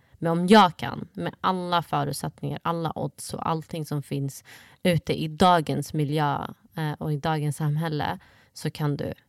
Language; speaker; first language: Swedish; early bilingual, other home language; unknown